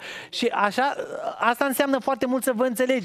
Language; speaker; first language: Romanian; native; Romanian